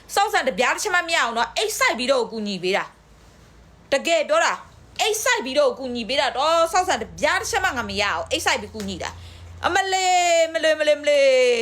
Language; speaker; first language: Burmese; non-native, local second language; Karen languages